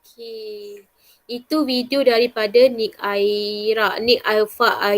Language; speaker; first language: Malay; native; Malay